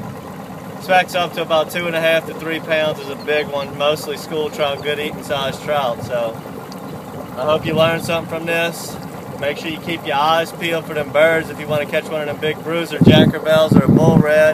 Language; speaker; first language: English; native; English